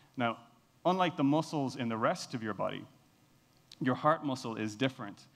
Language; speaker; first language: English; native; English